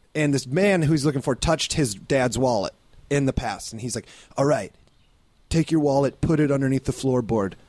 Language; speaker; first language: English; native; English